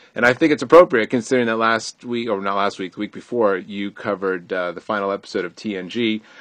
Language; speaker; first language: English; native; English